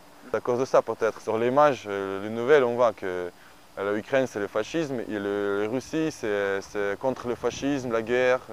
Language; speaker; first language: French; non-native, learner; Ukrainian